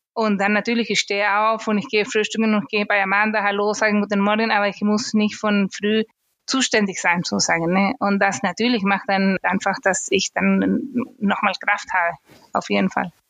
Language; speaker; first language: German; non-native, fluent; Spanish